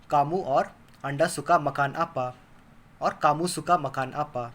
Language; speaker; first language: Indonesian; non-native, learner; Kannada